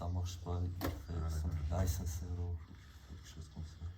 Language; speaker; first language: French; non-native, learner; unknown